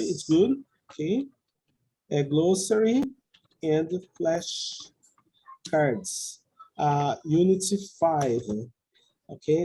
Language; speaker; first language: English; non-native, fluent; Portuguese